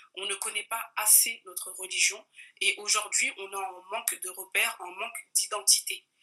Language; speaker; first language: French; non-native, local second language; Bambara